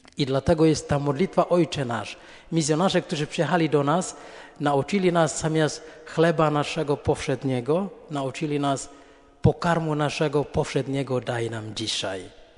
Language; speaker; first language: Polish; non-native, fluent; Indonesian